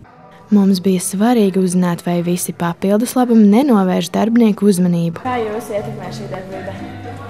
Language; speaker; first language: Latvian; native; Latvian